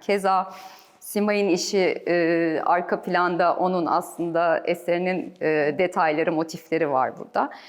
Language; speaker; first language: Turkish; native; Turkish